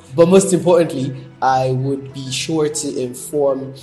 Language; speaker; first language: English; non-native, local second language; Yoruba